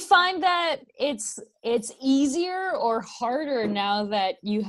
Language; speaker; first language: English; non-native, local second language; Filipino